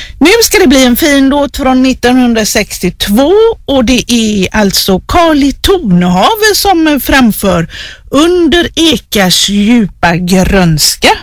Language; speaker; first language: Swedish; native; Swedish